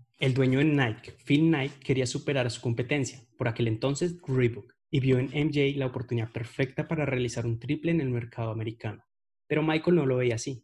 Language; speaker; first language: Spanish; native; Spanish